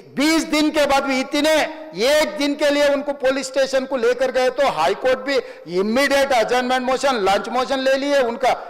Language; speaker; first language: Hindi; non-native, local second language; Telugu